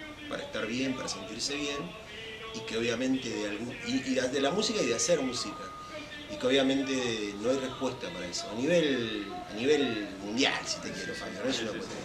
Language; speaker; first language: Spanish; native; Spanish